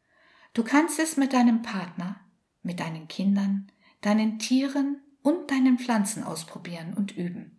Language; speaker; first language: German; native; German